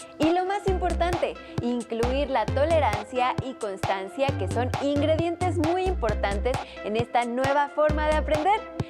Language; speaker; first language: Spanish; native; Spanish